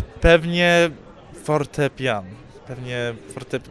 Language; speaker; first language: Polish; early bilingual, heritage; English